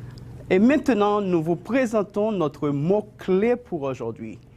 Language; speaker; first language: French; non-native, fluent; Spanish